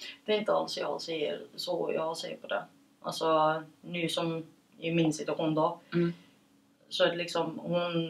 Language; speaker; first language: Swedish; early bilingual, other home language; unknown